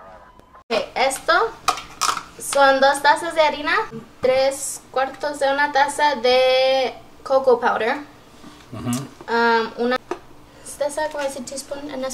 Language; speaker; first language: Spanish; early bilingual, heritage; Spanish